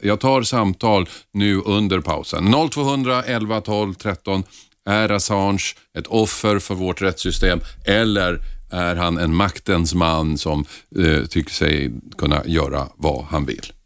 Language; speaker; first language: Swedish; native; Swedish